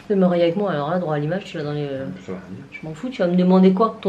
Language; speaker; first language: French; native; French